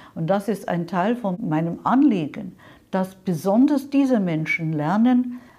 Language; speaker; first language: German; non-native, fluent; English